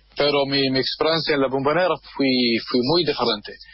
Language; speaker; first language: Spanish; non-native, learner; Arabic